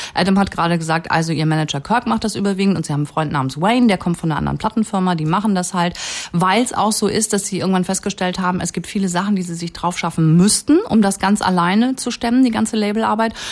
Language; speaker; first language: German; native; German